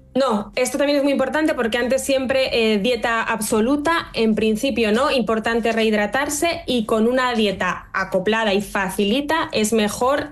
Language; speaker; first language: Spanish; native; Spanish